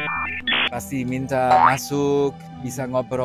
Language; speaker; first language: Indonesian; non-native, fluent; German